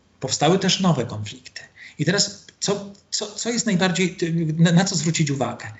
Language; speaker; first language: Polish; native; Polish